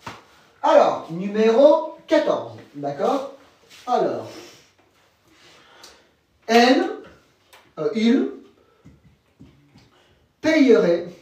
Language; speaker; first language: French; native; French